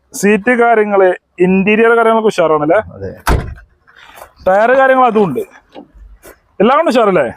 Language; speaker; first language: Malayalam; native; Malayalam